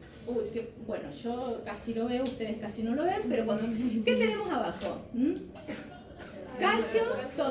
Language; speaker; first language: Spanish; native; Spanish